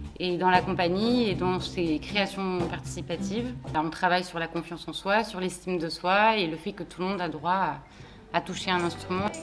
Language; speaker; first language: French; native; French